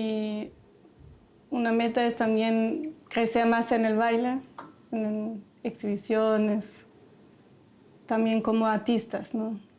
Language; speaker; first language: Spanish; non-native, fluent; German